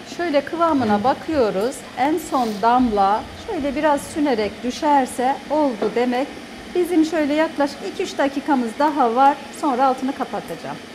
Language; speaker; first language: Turkish; early bilingual, heritage; Turkish